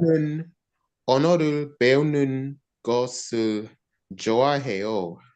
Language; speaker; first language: Korean; non-native, learner; English